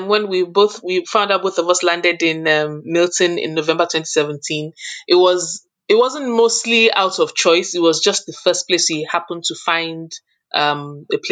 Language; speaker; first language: English; non-native, local second language; Yoruba